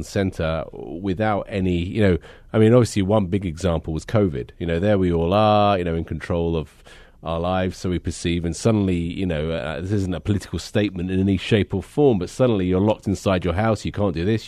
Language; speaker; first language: English; native; English